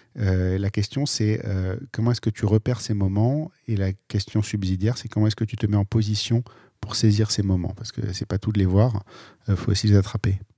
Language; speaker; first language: French; native; French